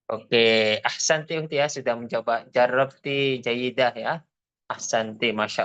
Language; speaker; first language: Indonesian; native; Indonesian